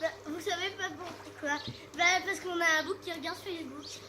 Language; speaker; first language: French; native; French